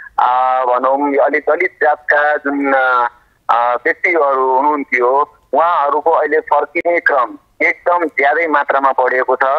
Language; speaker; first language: Nepali; non-native, local second language; Maithili